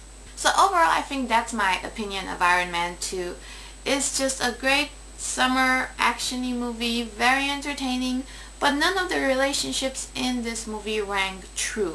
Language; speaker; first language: English; native; English